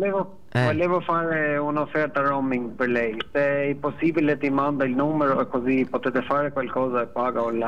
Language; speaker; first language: Italian; non-native, learner; Albanian